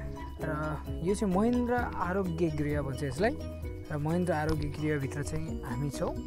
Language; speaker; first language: Nepali; native; Nepali